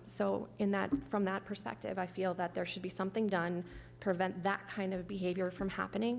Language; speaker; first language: English; native; English